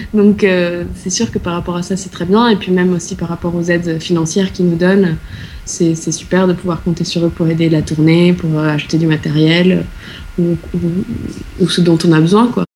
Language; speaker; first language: French; early bilingual, other home language; Portuguese